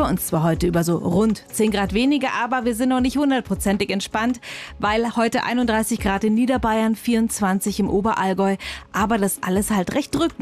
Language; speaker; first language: German; native; German